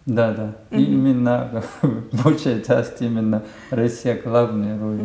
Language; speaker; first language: Russian; non-native, learner; Korean